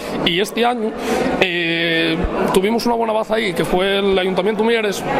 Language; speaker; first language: Spanish; native; Spanish